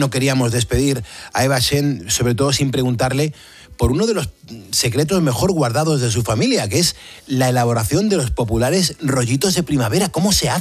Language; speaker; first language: Spanish; native; Spanish